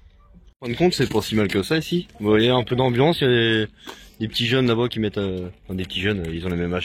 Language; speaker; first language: French; native; French